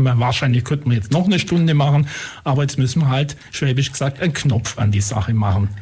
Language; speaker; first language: German; native; German